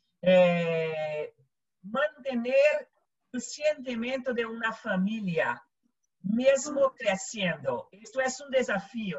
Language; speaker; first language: Spanish; non-native, local second language; Portuguese